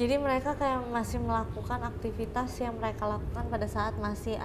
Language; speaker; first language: Indonesian; native; Indonesian